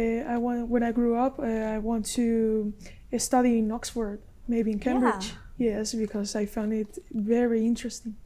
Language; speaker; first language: English; non-native, learner; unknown